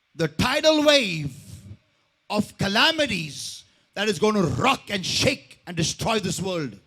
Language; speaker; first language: English; non-native, local second language; Marathi